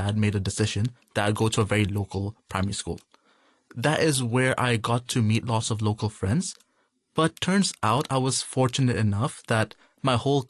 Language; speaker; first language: English; non-native, local second language; Urdu